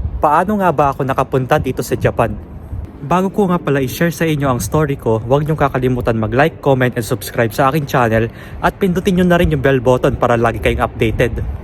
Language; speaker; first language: Filipino; native; Filipino